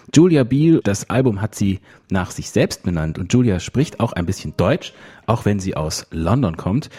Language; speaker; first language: German; native; German